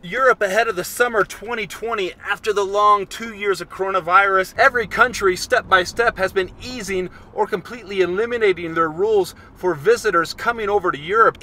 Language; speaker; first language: English; native; English